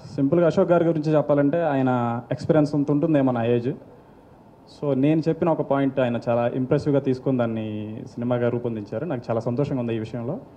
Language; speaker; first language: Telugu; native; Telugu